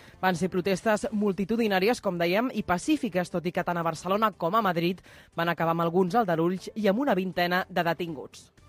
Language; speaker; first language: Catalan; native; Catalan